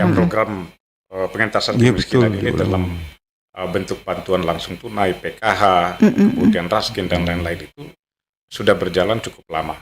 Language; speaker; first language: Indonesian; native; Indonesian